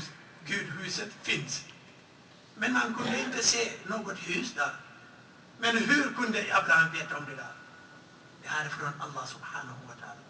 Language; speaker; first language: Swedish; non-native, fluent; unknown